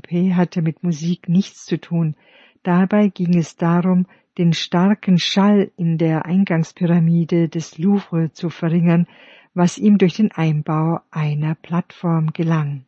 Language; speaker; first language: German; native; German